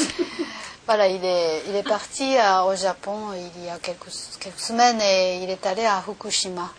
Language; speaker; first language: French; non-native, learner; Japanese